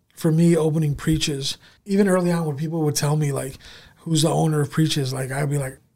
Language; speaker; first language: English; native; English